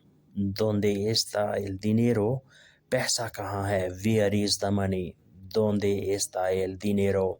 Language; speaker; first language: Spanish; non-native, learner; Urdu